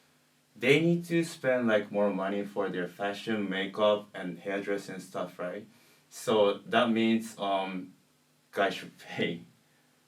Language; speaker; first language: English; non-native, learner; Japanese